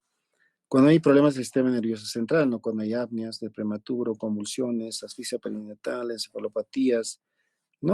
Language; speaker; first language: Spanish; native; Spanish